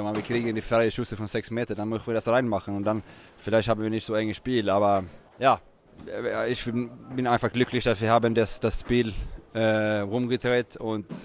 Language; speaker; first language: German; non-native, fluent; Swedish